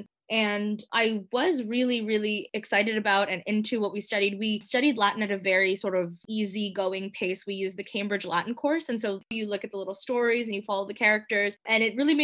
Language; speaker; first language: English; native; English